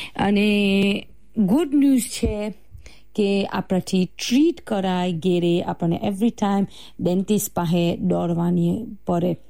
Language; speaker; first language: Gujarati; early bilingual, heritage; Gujarati